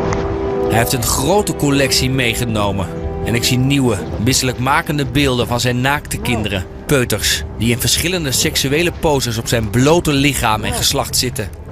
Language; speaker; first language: Dutch; native; Dutch